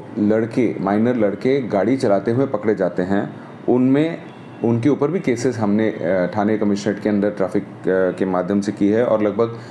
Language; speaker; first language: Hindi; non-native, local second language; Marathi